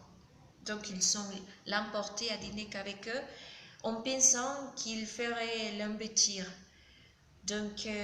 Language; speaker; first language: French; non-native, learner; Spanish